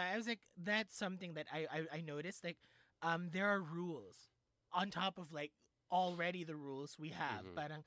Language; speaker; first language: English; non-native, local second language; Filipino